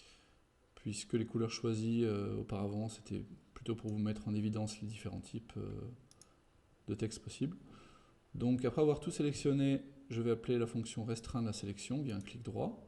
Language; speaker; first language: French; native; French